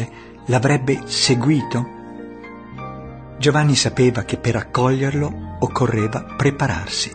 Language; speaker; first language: Italian; native; Italian